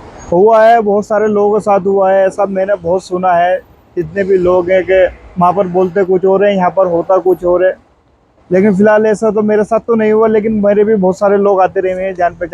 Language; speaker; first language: Hindi; native; Hindi